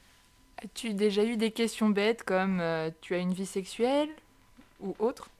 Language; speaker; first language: French; native; French